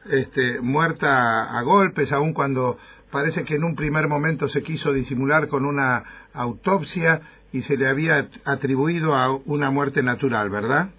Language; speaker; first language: Spanish; native; Spanish